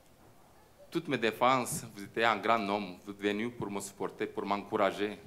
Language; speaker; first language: French; non-native, fluent; Romanian